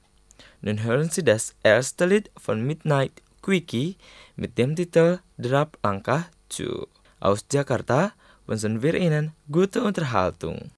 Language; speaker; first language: German; non-native, learner; Indonesian